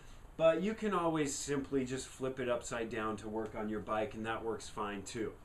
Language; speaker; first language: English; native; English